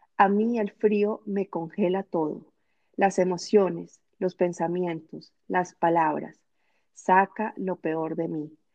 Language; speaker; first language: Spanish; native; Spanish